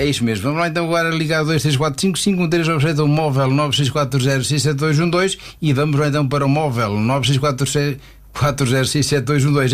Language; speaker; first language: Portuguese; native; Portuguese